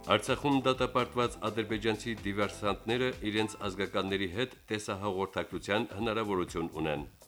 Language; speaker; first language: Armenian; native; Armenian